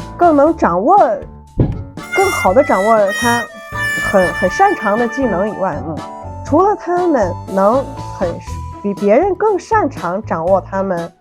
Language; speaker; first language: Chinese; native; Chinese